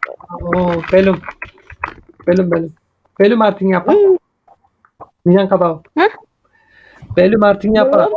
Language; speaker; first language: Indonesian; non-native, learner; Turkish